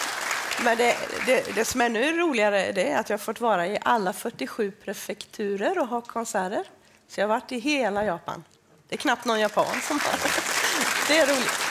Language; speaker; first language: Swedish; native; Swedish